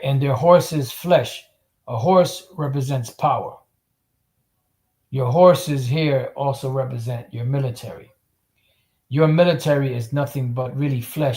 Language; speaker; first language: English; native; English